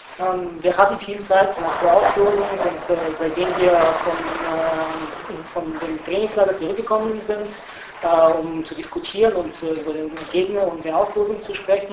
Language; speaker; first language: German; non-native, fluent; Bulgarian